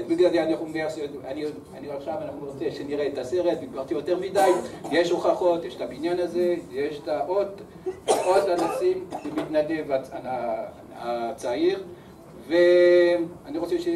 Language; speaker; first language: Hebrew; early bilingual, other home language; French